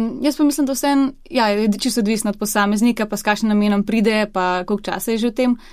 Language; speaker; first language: Slovenian; native; Slovenian